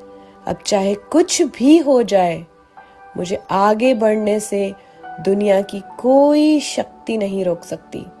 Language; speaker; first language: Hindi; native; Hindi